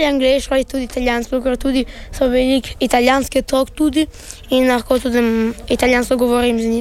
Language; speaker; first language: Slovenian; early bilingual, heritage; Italian